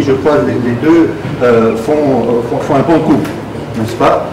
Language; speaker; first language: French; non-native, fluent; German